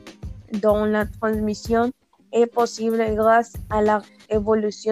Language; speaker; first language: French; non-native, learner; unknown